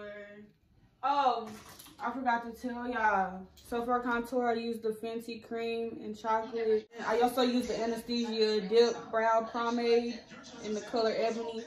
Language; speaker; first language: English; native; English